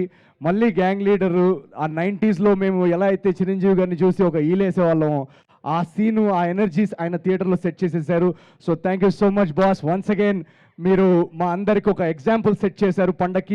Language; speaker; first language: Telugu; native; Telugu